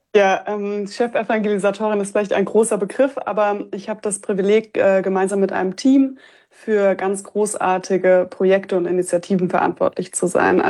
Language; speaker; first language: German; native; German